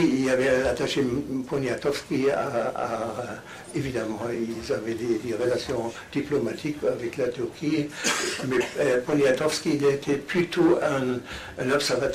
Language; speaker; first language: French; non-native, fluent; German